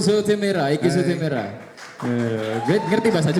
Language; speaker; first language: Indonesian; native; Indonesian